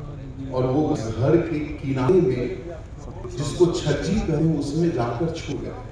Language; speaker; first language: Hindi; native; Hindi